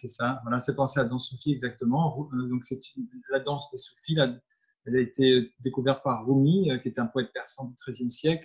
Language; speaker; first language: French; native; French